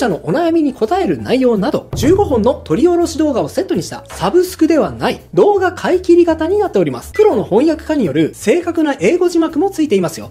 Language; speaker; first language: Japanese; native; Japanese